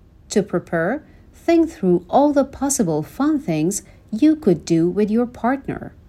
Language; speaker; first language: English; non-native, fluent; Persian